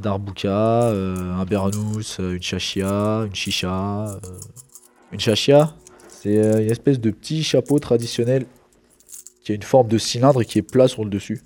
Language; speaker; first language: French; early bilingual, other home language; Kabyle